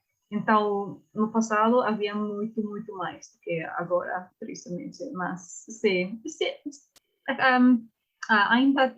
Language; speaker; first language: Portuguese; non-native, learner; English